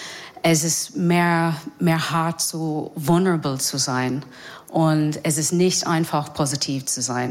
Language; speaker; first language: German; non-native, learner; English